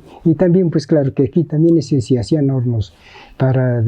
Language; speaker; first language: Spanish; native; Spanish